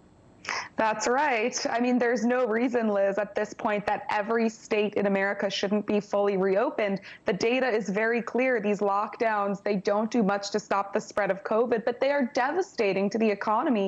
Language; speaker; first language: English; native; English